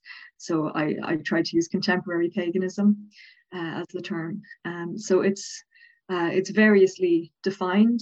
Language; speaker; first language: English; native; English